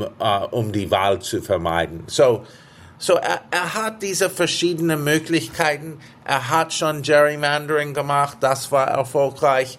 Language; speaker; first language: German; non-native, fluent; English